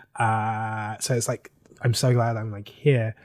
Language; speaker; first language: English; native; English